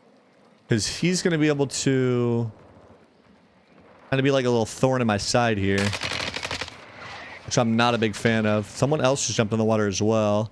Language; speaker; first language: English; native; English